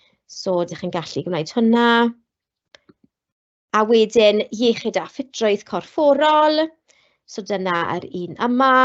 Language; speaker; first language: Welsh; non-native, local second language; English